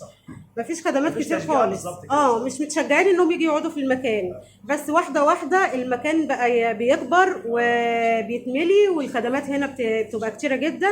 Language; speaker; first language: Arabic; native; Arabic